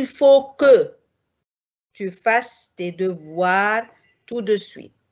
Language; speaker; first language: French; non-native, fluent; Arabic